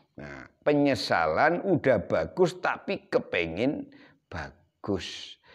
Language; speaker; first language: Indonesian; non-native, local second language; Javanese